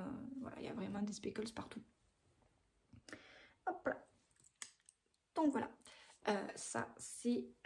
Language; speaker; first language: French; native; French